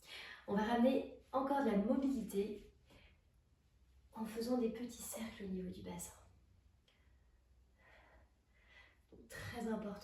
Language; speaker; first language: French; native; French